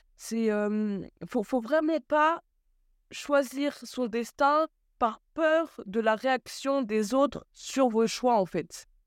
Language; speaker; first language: French; early bilingual, other home language; Bambara